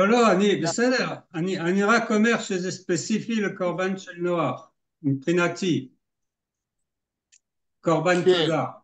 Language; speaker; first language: Hebrew; non-native, fluent; French